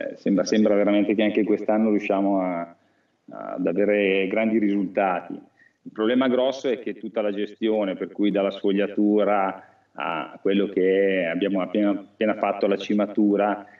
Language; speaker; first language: Italian; native; Italian